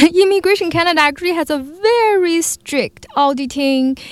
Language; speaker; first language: English; non-native, fluent; Chinese